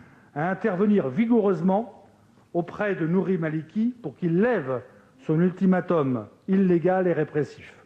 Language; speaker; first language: French; native; French